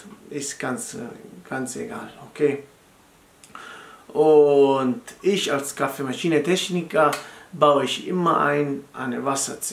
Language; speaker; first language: German; non-native, fluent; Italian